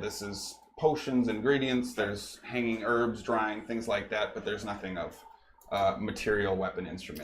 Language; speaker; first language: English; native; English